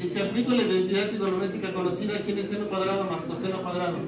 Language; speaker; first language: Spanish; native; Spanish